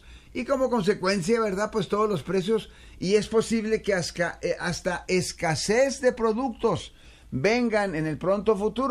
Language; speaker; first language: Spanish; native; Spanish